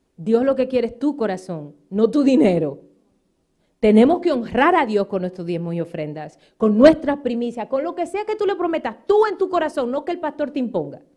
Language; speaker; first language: Spanish; native; Spanish